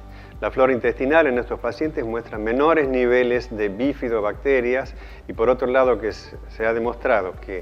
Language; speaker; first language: Spanish; native; Spanish